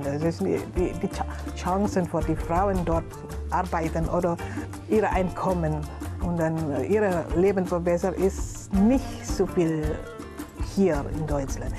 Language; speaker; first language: German; non-native, learner; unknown